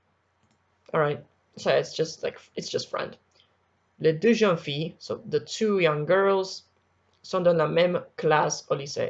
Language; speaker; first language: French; non-native, learner; Spanish